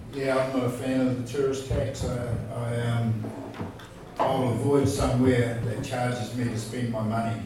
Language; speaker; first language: English; native; English